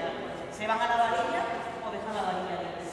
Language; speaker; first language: Spanish; native; Spanish